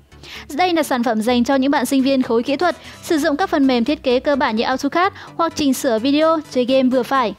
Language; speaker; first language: Vietnamese; native; Vietnamese